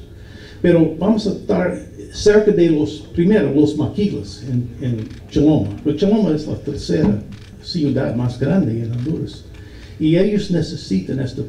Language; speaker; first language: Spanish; non-native, learner; English